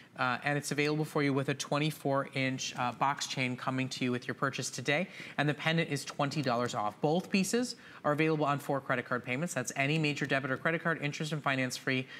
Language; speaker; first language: English; native; English